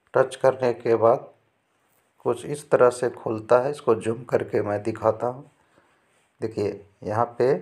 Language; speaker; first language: Hindi; native; Hindi